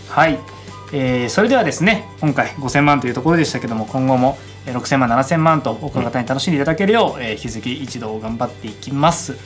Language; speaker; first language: Japanese; native; Japanese